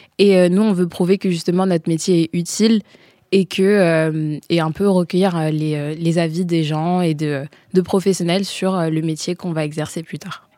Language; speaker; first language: French; native; French